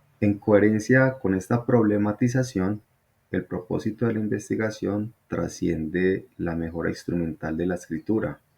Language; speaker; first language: Spanish; native; Spanish